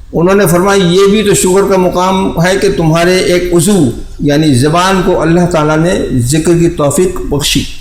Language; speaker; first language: Urdu; native; Urdu